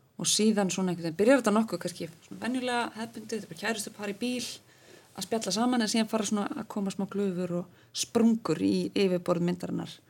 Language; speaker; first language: Icelandic; native; Icelandic